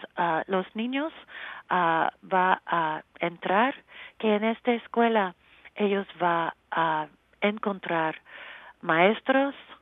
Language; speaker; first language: Spanish; non-native, learner; English